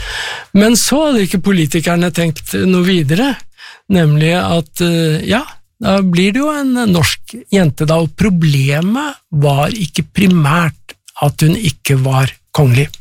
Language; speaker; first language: Norwegian; native; Norwegian